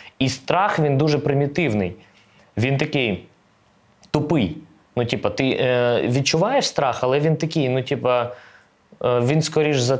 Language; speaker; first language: Ukrainian; native; Ukrainian